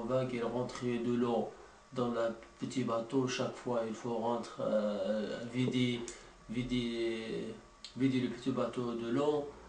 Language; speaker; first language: French; non-native, learner; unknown